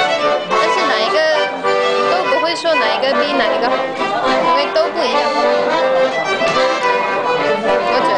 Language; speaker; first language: Chinese; non-native, fluent; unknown